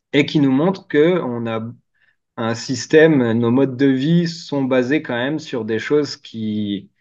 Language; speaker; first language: French; native; French